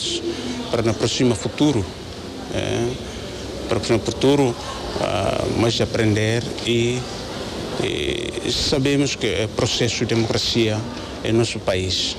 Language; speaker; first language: Portuguese; non-native, learner; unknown